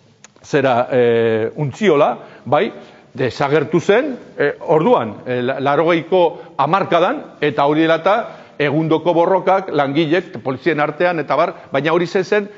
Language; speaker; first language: Basque; native; Basque